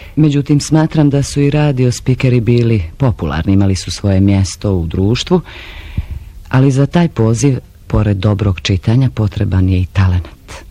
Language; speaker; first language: Bosnian; native; Bosnian